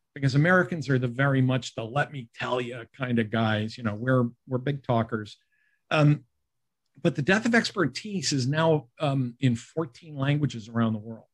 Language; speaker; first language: English; native; English